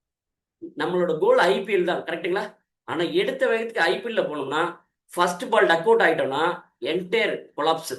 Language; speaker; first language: Tamil; native; Tamil